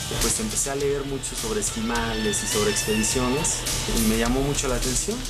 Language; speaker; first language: Spanish; native; Spanish